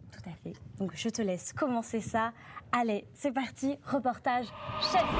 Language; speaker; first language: French; native; French